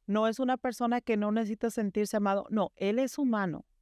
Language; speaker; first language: Spanish; early bilingual, heritage; Spanish